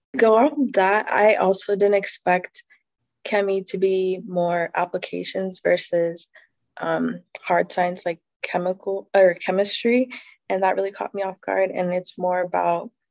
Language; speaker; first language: English; native; English